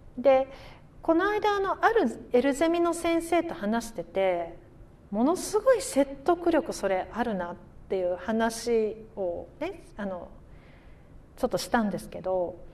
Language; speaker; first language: Japanese; native; Japanese